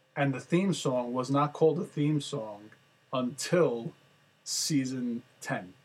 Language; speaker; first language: English; native; English